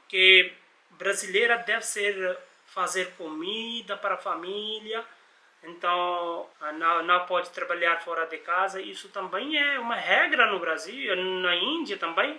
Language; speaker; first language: Portuguese; non-native, learner; Hindi